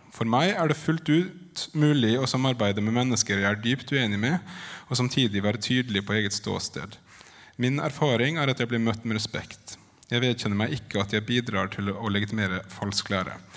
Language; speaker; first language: Norwegian; native; Norwegian